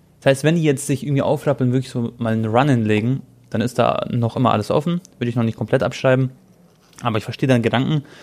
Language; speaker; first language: German; early bilingual, other home language; Croatian